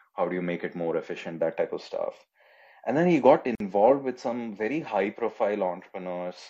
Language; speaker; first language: English; non-native, local second language; Telugu